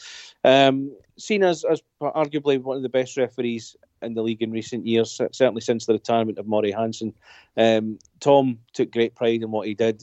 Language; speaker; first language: English; native; English